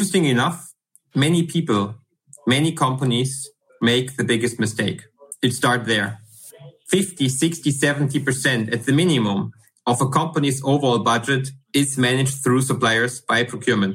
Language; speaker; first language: English; non-native, fluent; German